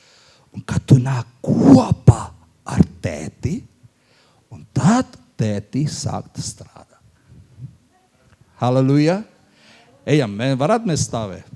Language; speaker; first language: Latvian; non-native, learner; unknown